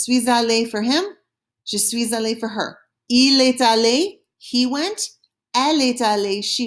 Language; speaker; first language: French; non-native, fluent; English